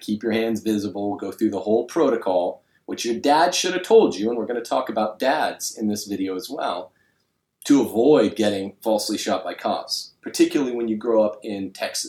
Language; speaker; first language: English; native; English